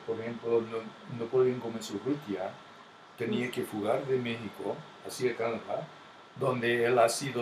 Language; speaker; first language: Spanish; non-native, fluent; English